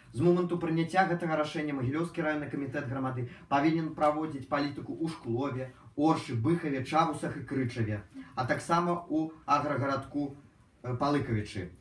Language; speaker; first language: Belarusian; non-native, local second language; Russian